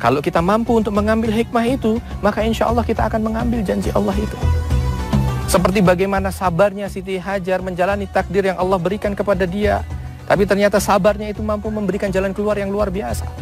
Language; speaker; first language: Indonesian; native; Indonesian